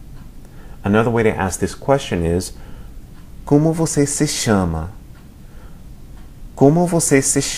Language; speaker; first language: Portuguese; non-native, fluent; English